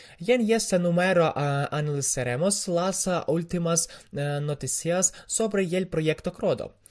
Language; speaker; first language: Spanish; non-native, learner; Ukrainian